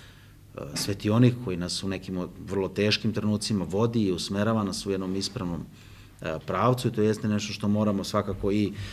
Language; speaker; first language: Bosnian; native; Bosnian